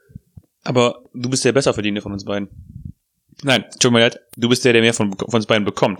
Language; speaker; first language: German; native; German